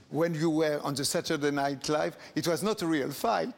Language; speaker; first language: English; non-native, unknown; French